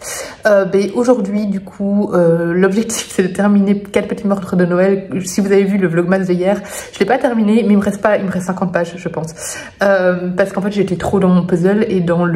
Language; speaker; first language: French; native; French